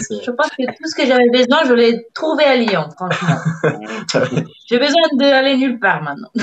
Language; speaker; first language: French; non-native, fluent; Spanish